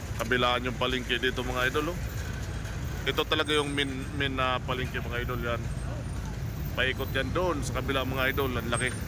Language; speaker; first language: Filipino; native; Filipino